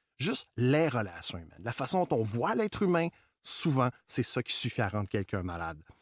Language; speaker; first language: French; native; French